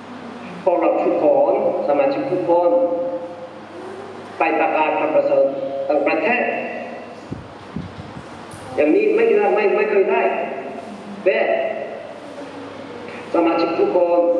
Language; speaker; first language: Thai; non-native, fluent; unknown